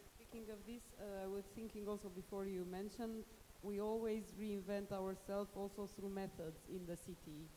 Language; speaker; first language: English; non-native, fluent; Romanian